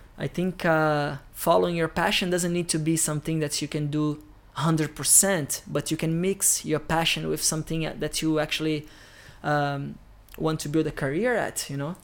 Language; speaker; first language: English; non-native, fluent; Portuguese